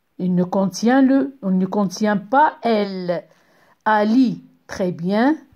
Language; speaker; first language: French; non-native, local second language; Arabic